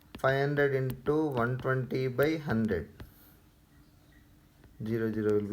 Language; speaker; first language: English; non-native, local second language; Telugu